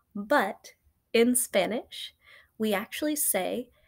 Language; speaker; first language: English; native; English